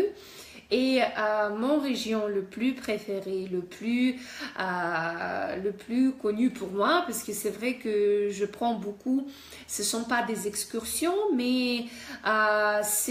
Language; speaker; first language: French; non-native, fluent; Russian